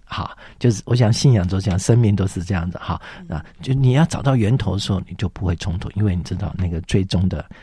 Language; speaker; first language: Chinese; native; Chinese